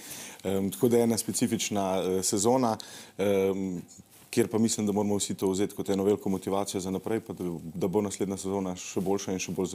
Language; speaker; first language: Slovenian; native; Slovenian